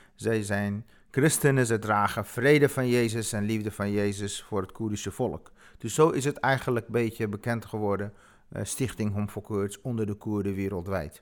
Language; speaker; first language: Dutch; non-native, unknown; Kurdish